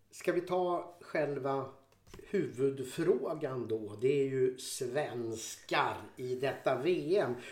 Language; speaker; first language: Swedish; native; Swedish